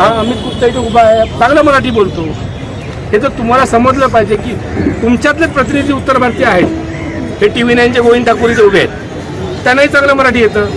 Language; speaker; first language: Marathi; native; Marathi